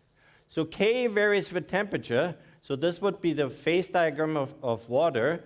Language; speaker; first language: English; non-native, fluent; German